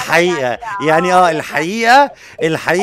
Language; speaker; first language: Arabic; native; Arabic